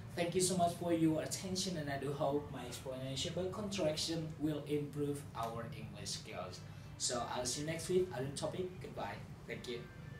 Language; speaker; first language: English; non-native, fluent; Indonesian